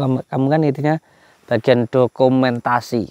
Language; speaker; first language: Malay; non-native, local second language; Javanese